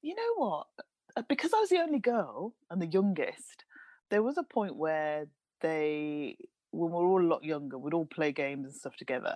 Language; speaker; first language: English; native; English